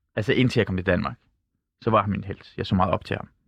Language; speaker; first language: Danish; non-native, local second language; Persian